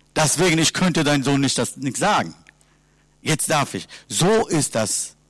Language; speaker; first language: German; non-native, fluent; Sinhala